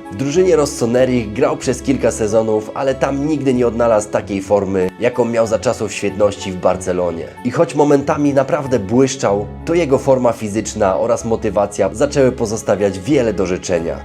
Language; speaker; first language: Polish; native; Polish